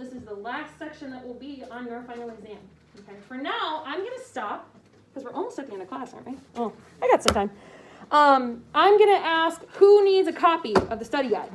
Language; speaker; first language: English; native; English